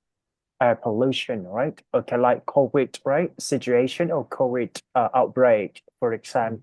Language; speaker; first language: English; non-native, fluent; Thai